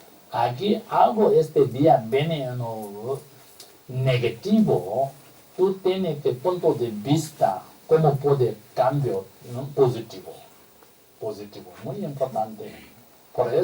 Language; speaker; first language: Spanish; non-native, learner; Tibetan